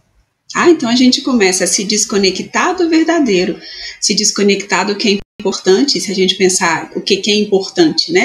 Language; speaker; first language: Portuguese; native; Portuguese